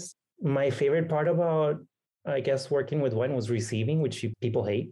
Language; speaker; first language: English; non-native, fluent; Spanish